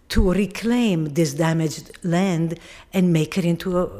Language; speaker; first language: English; non-native, fluent; Italian